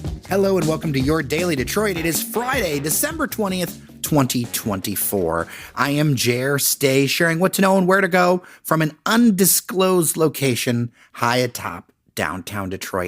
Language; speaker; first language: English; native; English